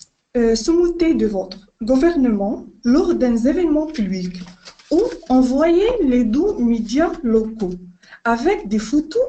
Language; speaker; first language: French; non-native, learner; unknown